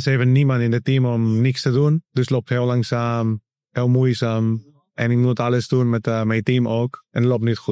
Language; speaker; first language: Dutch; non-native, learner; Spanish